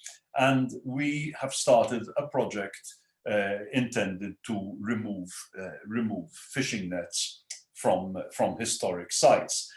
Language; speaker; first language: English; non-native, local second language; Maltese